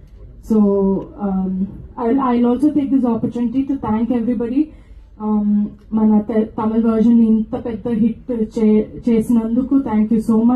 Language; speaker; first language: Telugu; non-native, fluent; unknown